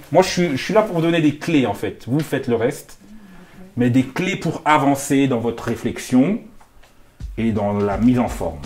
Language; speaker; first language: French; native; French